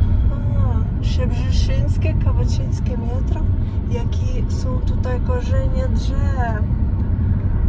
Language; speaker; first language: Polish; non-native, learner; Ukrainian